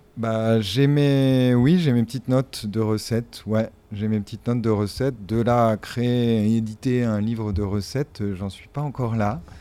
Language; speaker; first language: French; native; French